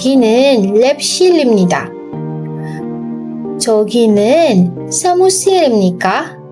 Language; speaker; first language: Korean; non-native, fluent; Indonesian